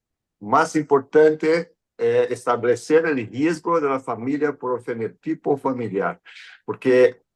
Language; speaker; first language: Spanish; non-native, fluent; Portuguese